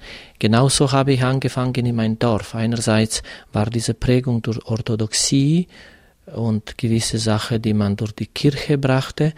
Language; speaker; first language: German; non-native, fluent; Serbian